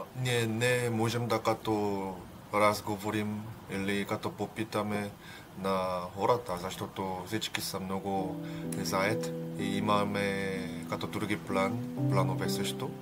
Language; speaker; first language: Bulgarian; non-native, learner; Korean